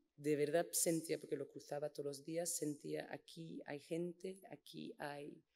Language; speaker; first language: Spanish; non-native, fluent; English